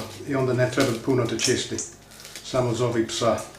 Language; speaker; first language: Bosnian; non-native, learner; English